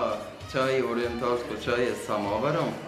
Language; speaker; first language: Slovenian; non-native, learner; Persian